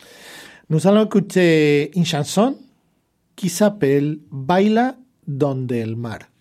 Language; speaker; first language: French; non-native, fluent; Spanish